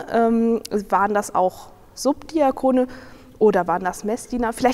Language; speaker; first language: German; native; German